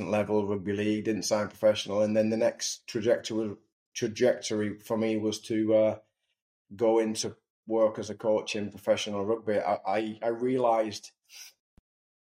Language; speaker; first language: English; native; English